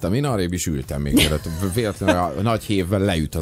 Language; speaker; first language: Hungarian; native; Hungarian